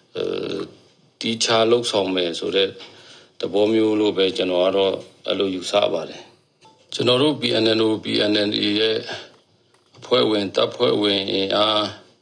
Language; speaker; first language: Burmese; non-native, local second language; Pa'o Karen